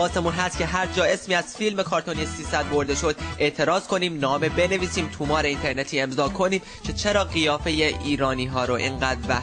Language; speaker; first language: Persian; native; Persian